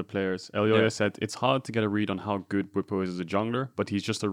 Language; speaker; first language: English; native; English